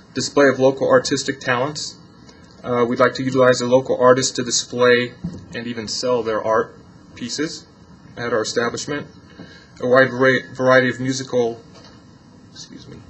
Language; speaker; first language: English; non-native, fluent; Polish